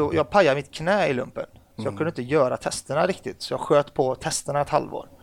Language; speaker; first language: Swedish; early bilingual, other home language; Arabic